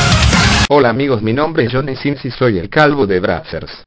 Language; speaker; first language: Spanish; native; Spanish